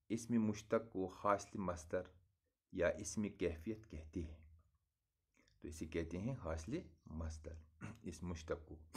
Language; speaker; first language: Urdu; non-native, local second language; Kashmiri